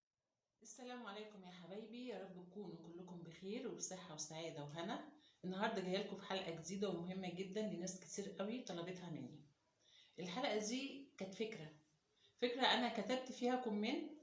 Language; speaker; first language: Arabic; native; Arabic